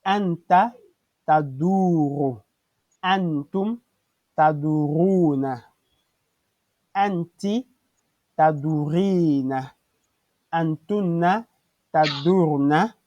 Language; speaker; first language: Arabic; non-native, fluent; French